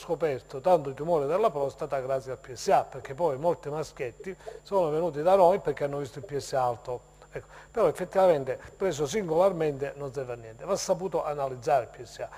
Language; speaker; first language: Italian; native; Italian